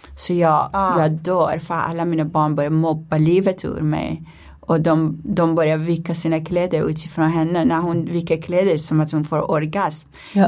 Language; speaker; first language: Swedish; non-native, fluent; Persian